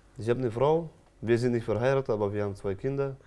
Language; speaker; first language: German; non-native, fluent; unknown